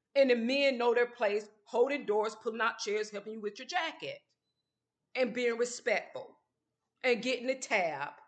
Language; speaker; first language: English; native; English